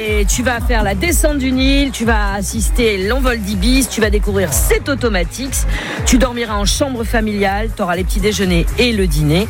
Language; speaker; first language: French; native; French